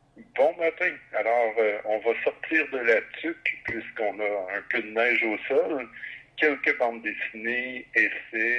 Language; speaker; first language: French; native; French